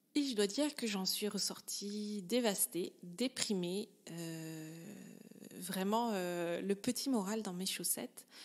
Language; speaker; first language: French; native; French